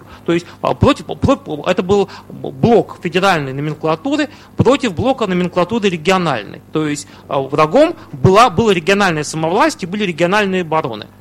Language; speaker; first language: Russian; native; Russian